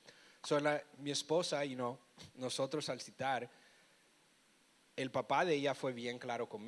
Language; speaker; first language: Spanish; early bilingual, heritage; Spanish